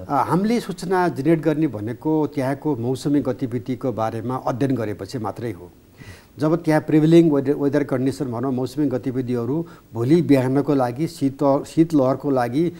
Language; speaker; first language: Nepali; native; Nepali